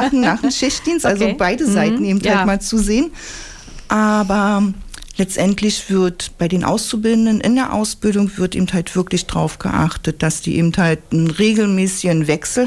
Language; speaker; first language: German; native; German